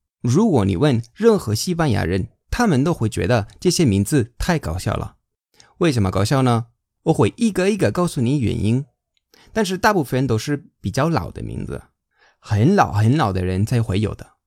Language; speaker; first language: Chinese; non-native, fluent; Spanish